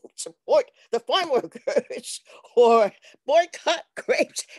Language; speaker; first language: English; native; English